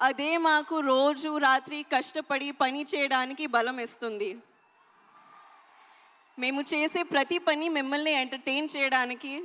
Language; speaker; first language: Telugu; non-native, local second language; Hindi